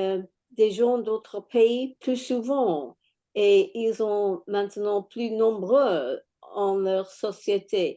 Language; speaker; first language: French; non-native, fluent; English